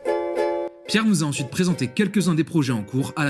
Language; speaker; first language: French; native; French